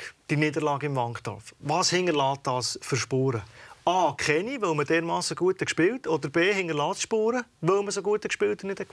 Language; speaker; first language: German; native; German